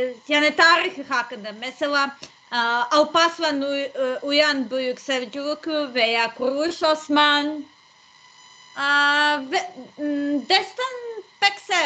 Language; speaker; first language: Turkish; non-native, learner; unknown